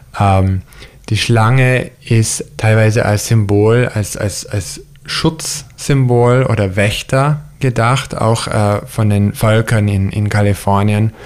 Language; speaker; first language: German; early bilingual, heritage; German